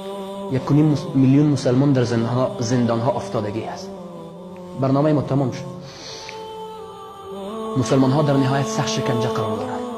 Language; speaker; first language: Persian; native; Persian